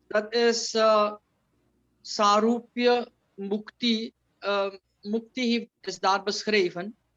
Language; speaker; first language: Dutch; non-native, local second language; Caribbean Hindustani